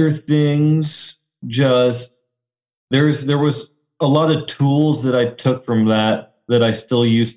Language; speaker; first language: English; native; English